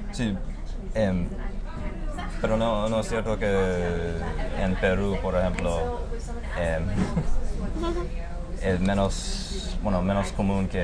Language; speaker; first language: Spanish; non-native, fluent; English